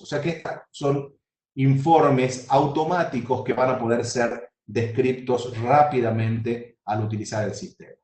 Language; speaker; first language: Spanish; native; Spanish